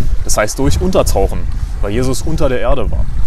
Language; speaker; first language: German; native; German